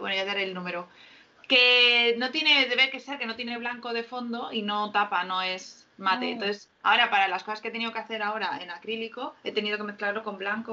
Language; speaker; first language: Spanish; native; Spanish